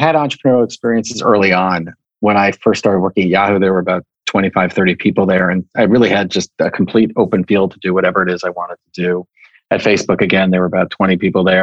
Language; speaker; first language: English; native; English